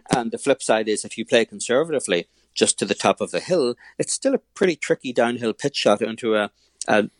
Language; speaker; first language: English; native; English